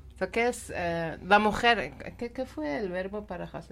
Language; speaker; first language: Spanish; non-native, learner; Persian